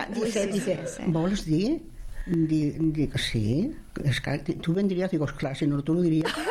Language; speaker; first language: Catalan; non-native, local second language; Spanish